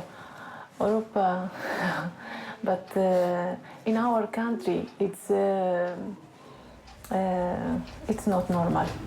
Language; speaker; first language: English; non-native, learner; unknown